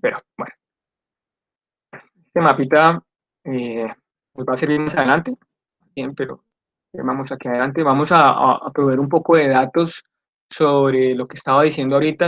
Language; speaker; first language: Spanish; native; Spanish